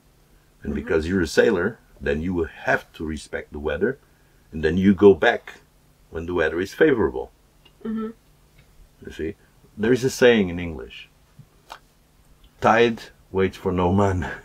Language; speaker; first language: English; non-native, learner; Portuguese